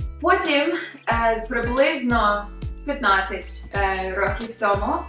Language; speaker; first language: Ukrainian; early bilingual, other home language; English